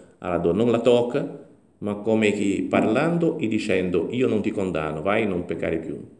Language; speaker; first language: Italian; non-native, fluent; Portuguese